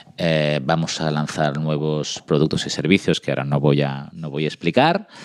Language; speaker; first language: Spanish; early bilingual, other home language; French